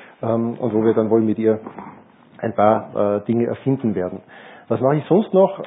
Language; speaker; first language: German; native; German